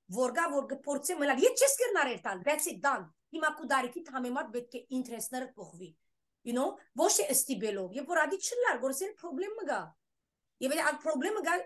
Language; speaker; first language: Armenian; early bilingual, heritage; Armenian